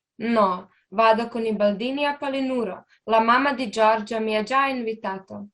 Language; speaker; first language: Italian; non-native, learner; Slovenian